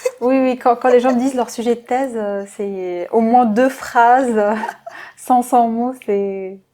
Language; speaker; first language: French; non-native, local second language; Arabic